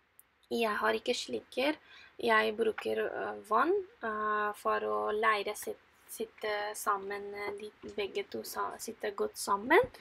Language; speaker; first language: Norwegian; non-native, fluent; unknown